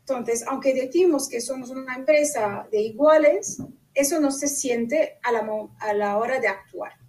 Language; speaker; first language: Spanish; non-native, fluent; Arabic